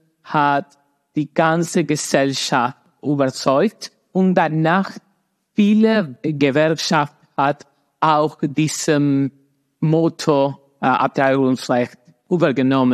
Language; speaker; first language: German; non-native, learner; Spanish